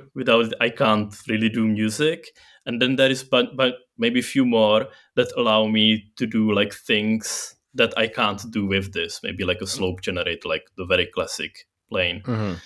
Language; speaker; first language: English; non-native, fluent; Czech